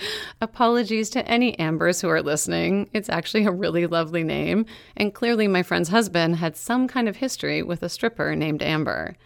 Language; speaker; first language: English; native; English